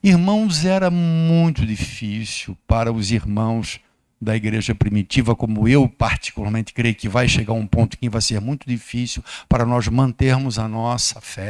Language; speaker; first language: Portuguese; native; Portuguese